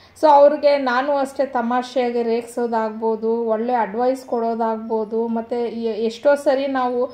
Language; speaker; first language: Kannada; non-native, local second language; Telugu